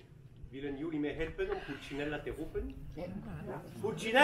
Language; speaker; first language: Dutch; non-native, learner; French